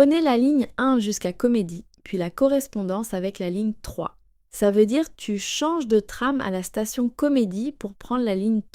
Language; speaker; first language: French; native; French